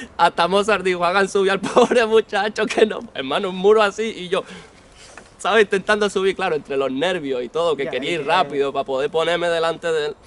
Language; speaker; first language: Spanish; native; Spanish